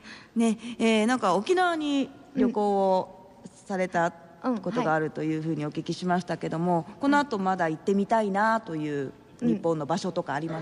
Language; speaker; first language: Japanese; native; Japanese